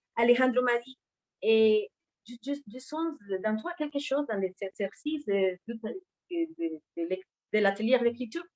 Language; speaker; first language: French; non-native, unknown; Spanish